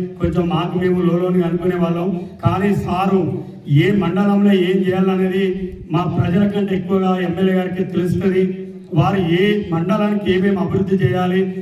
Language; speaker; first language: Telugu; native; Telugu